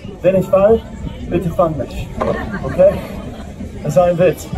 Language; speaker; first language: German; non-native, learner; English